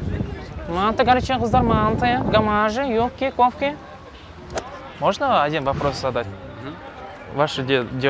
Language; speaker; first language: Russian; non-native, local second language; Kazakh